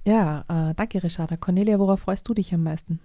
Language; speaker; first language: German; native; German